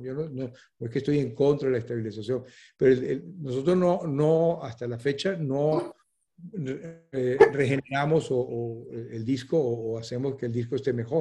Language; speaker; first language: Spanish; native; Spanish